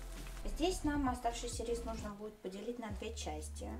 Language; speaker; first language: Russian; native; Russian